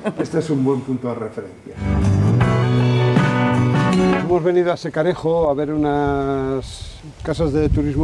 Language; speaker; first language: Spanish; native; Spanish